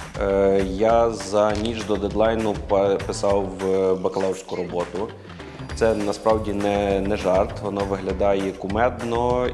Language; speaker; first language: Ukrainian; native; Ukrainian